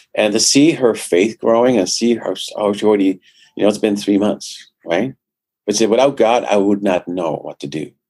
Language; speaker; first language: English; non-native, fluent; Dutch